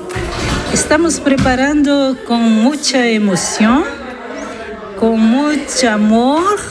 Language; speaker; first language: Spanish; non-native, learner; French